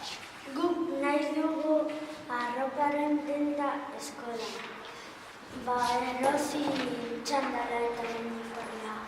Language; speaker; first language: Basque; non-native, local second language; Spanish